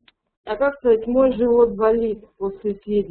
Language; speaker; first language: Russian; native; Russian